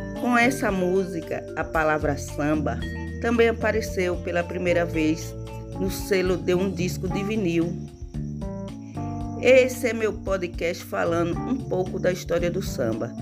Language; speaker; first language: Portuguese; native; Portuguese